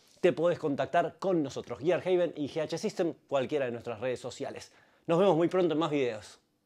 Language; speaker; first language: Spanish; native; Spanish